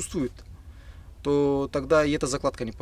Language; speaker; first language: Russian; non-native, local second language; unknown